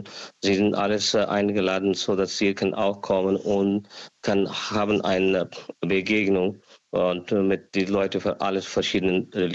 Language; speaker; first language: German; non-native, learner; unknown